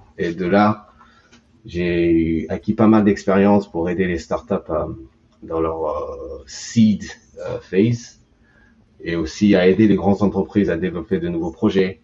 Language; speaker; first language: French; early bilingual, heritage; French